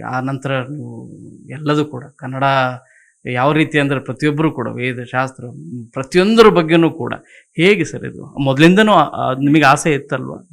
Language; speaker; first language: Kannada; native; Kannada